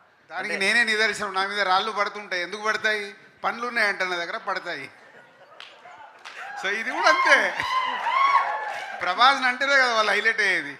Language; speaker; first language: Telugu; native; Telugu